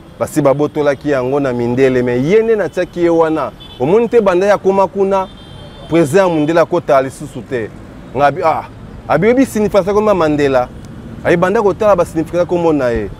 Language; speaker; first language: Lingala; non-native, local second language; Kongo